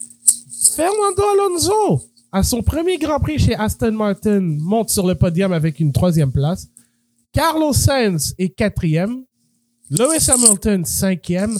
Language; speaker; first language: French; native; French